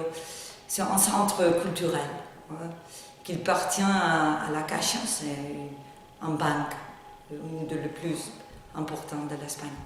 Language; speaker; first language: French; non-native, learner; Spanish